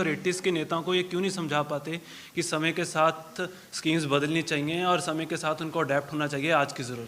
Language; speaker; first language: Hindi; native; Hindi